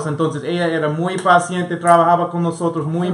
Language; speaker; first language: Spanish; non-native, fluent; English